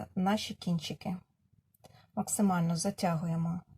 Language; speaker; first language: Ukrainian; non-native, local second language; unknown